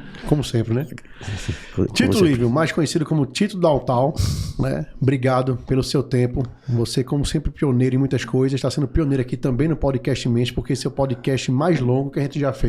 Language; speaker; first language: Portuguese; native; Portuguese